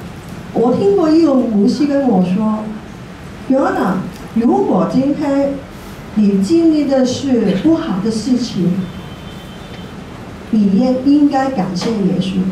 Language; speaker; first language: Chinese; non-native, local second language; Cantonese